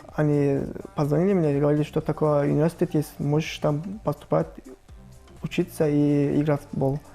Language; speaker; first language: Russian; non-native, learner; Turkish